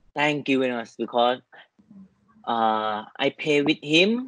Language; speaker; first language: English; non-native, learner; Thai